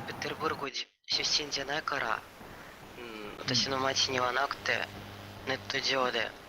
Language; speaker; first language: Japanese; non-native, learner; Russian